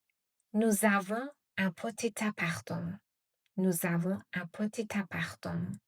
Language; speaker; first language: French; non-native, fluent; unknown